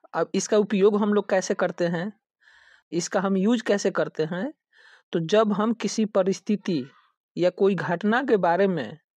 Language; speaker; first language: Hindi; native; Hindi